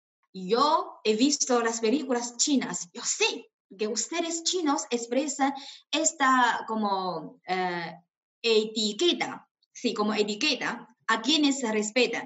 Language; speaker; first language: Spanish; non-native, fluent; Chinese